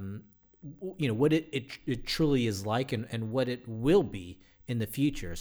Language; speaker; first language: English; native; English